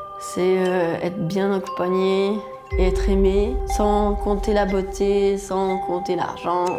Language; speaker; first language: French; native; French